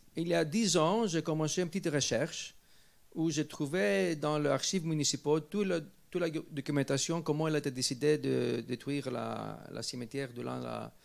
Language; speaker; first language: French; non-native, fluent; Greek